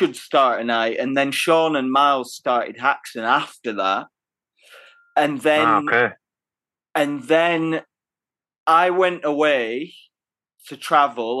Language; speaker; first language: English; native; English